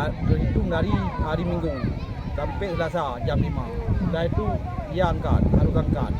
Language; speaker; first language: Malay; non-native, local second language; Achinese